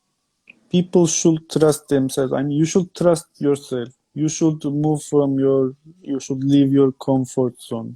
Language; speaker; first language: English; non-native, fluent; Turkish